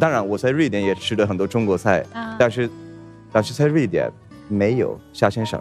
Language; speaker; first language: Chinese; non-native, fluent; Swedish